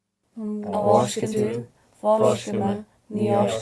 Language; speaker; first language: Irish; non-native, learner; English